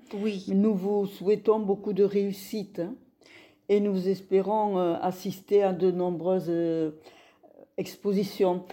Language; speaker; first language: French; native; French